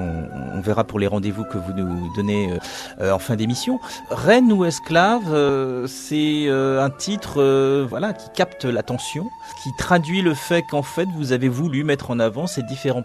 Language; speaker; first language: French; native; French